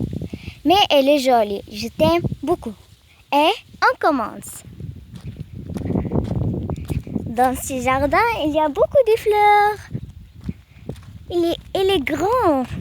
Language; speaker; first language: French; non-native, learner; Arabic